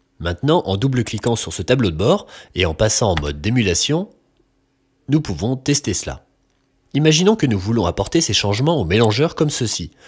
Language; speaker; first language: French; native; French